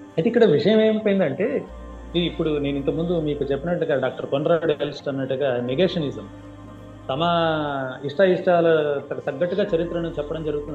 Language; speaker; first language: Telugu; non-native, local second language; Kannada